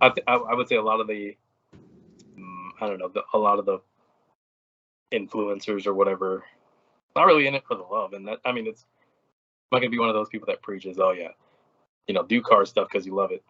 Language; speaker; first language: English; native; English